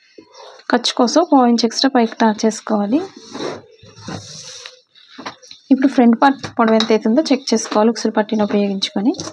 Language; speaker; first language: Telugu; native; Telugu